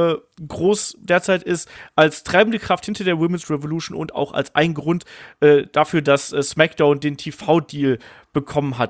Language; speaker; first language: German; native; German